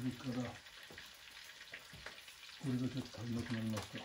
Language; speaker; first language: Japanese; native; Japanese